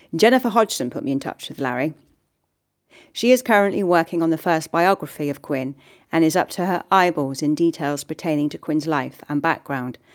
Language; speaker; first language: English; native; English